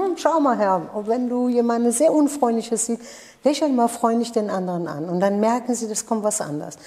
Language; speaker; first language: German; non-native, fluent; Persian